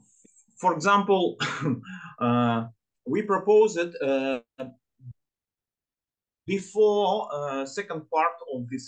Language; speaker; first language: English; non-native, learner; Ukrainian